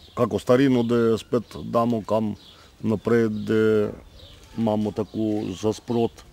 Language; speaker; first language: Slovenian; non-native, local second language; Romany